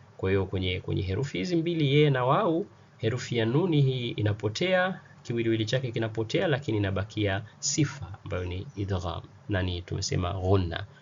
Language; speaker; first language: Swahili; native; Swahili